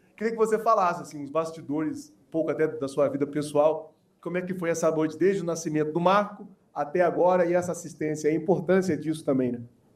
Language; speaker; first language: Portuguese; native; Portuguese